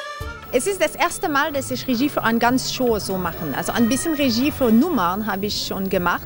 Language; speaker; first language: German; non-native, learner; French